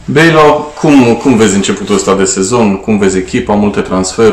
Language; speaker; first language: Romanian; native; Romanian